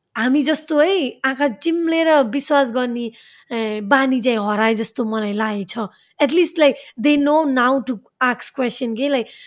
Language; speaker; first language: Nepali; early bilingual, heritage; Nepali